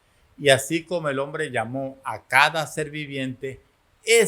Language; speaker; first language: Spanish; native; Spanish